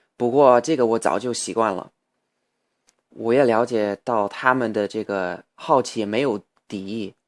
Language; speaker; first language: Chinese; non-native, fluent; English